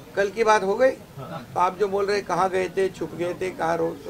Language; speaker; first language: Hindi; non-native, local second language; Marathi